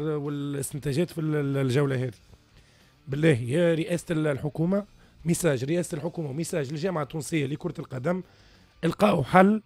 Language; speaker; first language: Arabic; native; Arabic